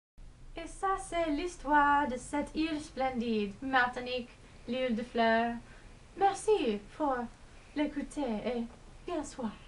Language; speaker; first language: French; non-native, learner; English